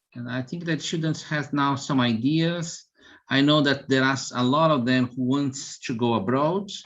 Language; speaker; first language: English; non-native, fluent; Portuguese